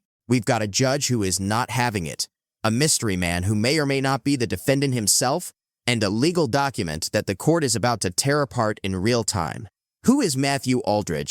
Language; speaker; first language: English; native; English